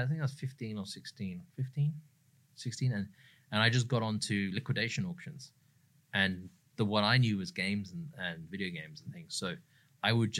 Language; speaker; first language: English; native; English